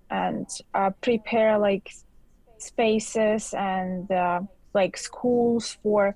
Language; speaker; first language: English; non-native, fluent; Ukrainian